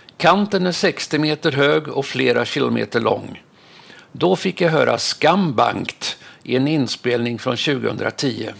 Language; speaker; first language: Swedish; native; Swedish